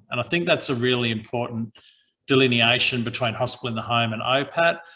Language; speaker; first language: English; native; English